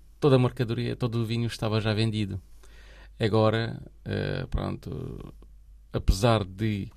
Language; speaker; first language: Portuguese; non-native, fluent; Romanian